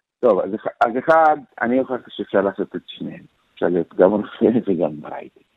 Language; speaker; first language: Hebrew; non-native, local second language; Arabic